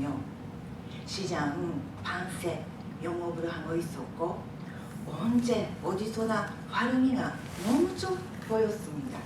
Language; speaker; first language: Korean; non-native, fluent; Japanese